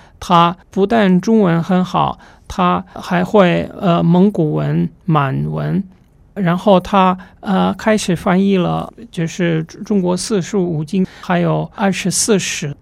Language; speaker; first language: Chinese; non-native, fluent; Russian